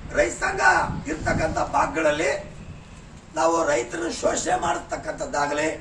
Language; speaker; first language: Kannada; native; Kannada